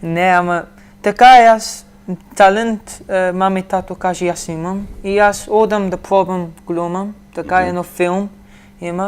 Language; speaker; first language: Macedonian; early bilingual, heritage; Macedonian